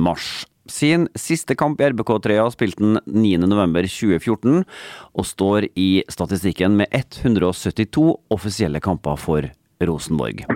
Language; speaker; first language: Norwegian; native; Norwegian